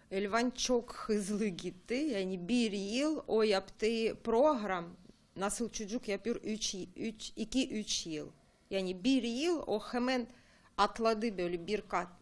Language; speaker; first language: Turkish; non-native, learner; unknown